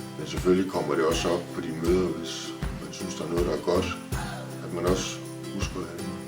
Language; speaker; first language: Danish; native; Danish